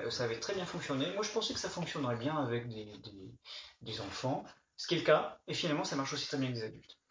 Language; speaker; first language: French; native; French